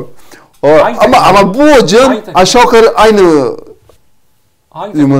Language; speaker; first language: Turkish; non-native, learner; Portuguese